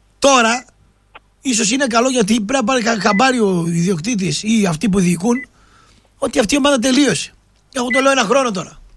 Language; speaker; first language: Greek; native; Greek